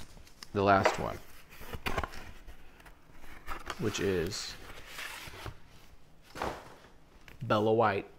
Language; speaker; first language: English; native; English